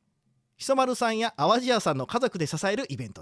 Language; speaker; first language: Japanese; native; Japanese